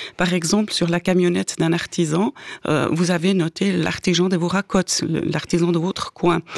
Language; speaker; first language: French; native; French